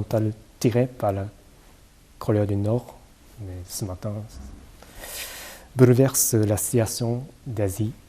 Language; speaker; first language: French; non-native, fluent; Japanese